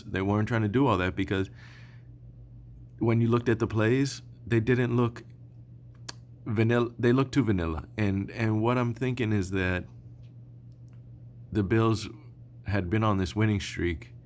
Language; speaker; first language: English; native; English